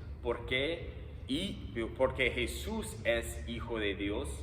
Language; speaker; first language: Spanish; non-native, fluent; English